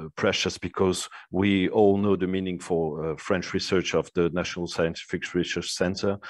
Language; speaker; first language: English; non-native, fluent; French